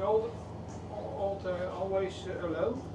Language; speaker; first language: English; non-native, learner; Dutch